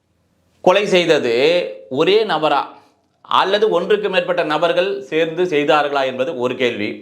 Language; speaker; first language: Tamil; native; Tamil